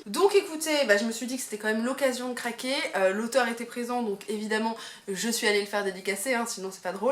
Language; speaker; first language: French; native; French